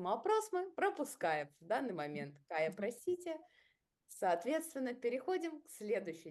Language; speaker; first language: Russian; native; Russian